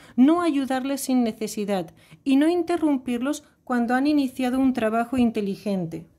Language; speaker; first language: Spanish; native; Spanish